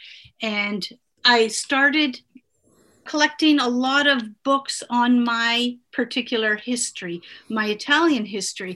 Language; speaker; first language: English; non-native, fluent; Italian